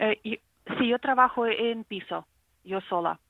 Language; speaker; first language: Spanish; non-native, fluent; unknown